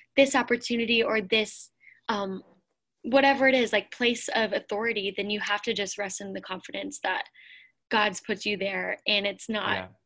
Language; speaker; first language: English; native; English